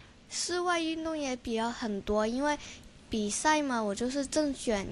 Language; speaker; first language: Chinese; non-native, local second language; Cantonese